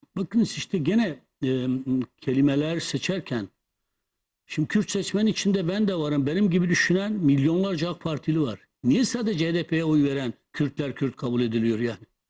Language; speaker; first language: Turkish; non-native, local second language; Kurdish